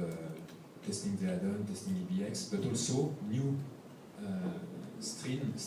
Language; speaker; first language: English; non-native, fluent; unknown